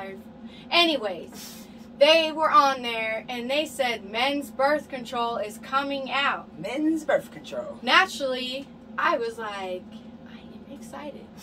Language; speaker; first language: English; native; English